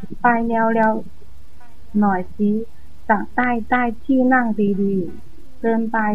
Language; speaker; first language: Thai; non-native, learner; Chinese